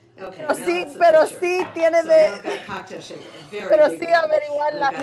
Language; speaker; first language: Spanish; early bilingual, other home language; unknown